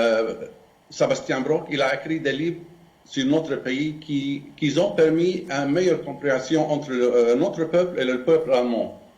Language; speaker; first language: French; non-native, fluent; Arabic